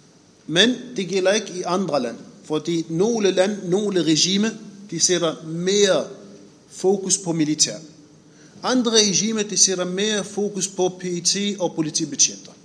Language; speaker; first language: Danish; non-native, fluent; Arabic